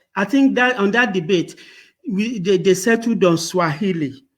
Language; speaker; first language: English; non-native, local second language; Yoruba